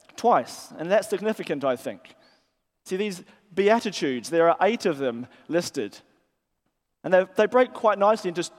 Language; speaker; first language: English; native; English